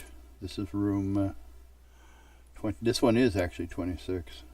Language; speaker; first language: English; native; English